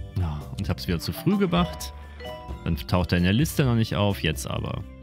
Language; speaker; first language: German; native; German